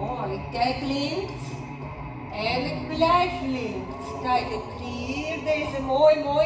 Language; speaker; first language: Dutch; non-native, learner; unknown